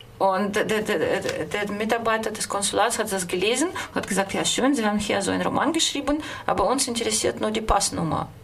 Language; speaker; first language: German; non-native, fluent; Russian